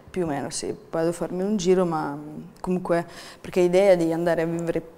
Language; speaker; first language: Italian; non-native, fluent; Ukrainian